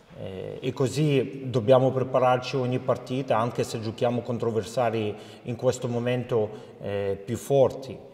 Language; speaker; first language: Italian; non-native, fluent; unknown